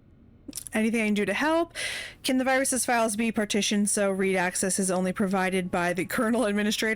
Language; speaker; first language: English; native; English